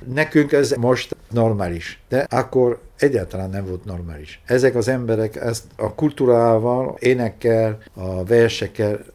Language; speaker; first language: Hungarian; non-native, fluent; French